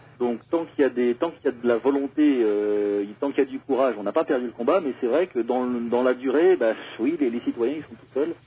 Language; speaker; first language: French; native; French